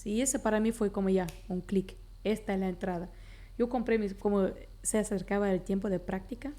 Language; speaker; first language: Spanish; non-native, local second language; Plautdietsch